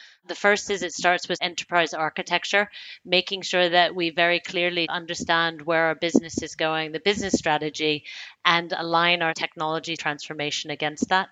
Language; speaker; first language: English; native; English